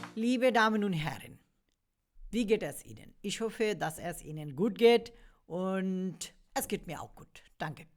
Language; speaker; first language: German; non-native, fluent; Bangla